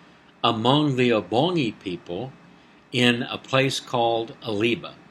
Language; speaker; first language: English; native; English